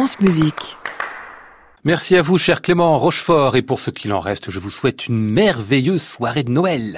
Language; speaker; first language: French; native; French